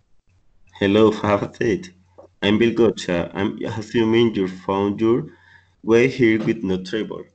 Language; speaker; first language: English; non-native, learner; Spanish